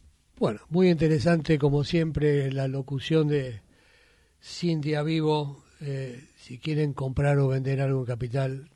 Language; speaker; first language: Spanish; native; Spanish